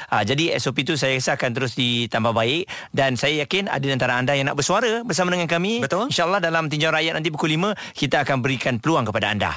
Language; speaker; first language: Malay; native; Malay